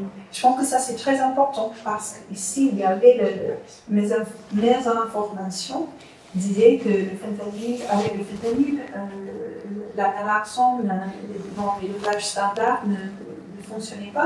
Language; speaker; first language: French; non-native, fluent; English